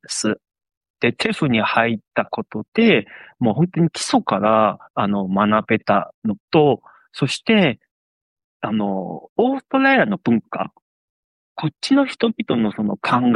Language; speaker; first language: Japanese; non-native, fluent; Chinese